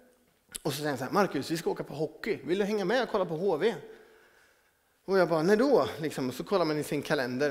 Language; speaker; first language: Swedish; native; Swedish